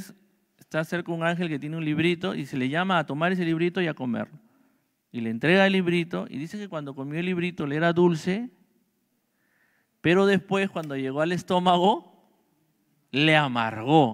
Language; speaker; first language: Spanish; native; Spanish